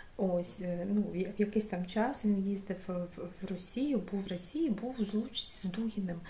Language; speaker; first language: Ukrainian; non-native, local second language; Russian